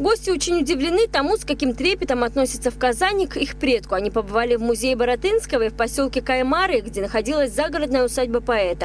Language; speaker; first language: Russian; native; Russian